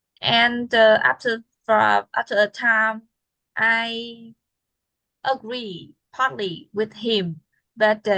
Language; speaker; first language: English; non-native, fluent; Vietnamese